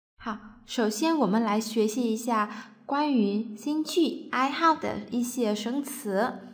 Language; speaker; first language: Chinese; non-native, fluent; Vietnamese